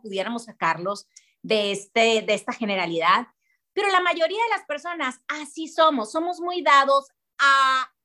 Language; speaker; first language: Spanish; native; Spanish